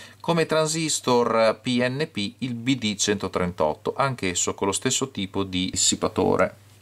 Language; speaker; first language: Italian; native; Italian